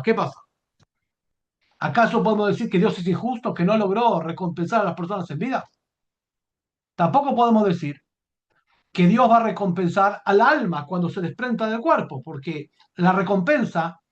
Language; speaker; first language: Spanish; native; Spanish